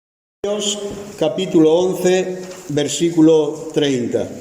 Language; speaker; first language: Spanish; native; Spanish